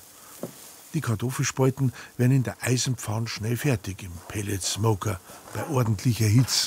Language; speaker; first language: German; native; German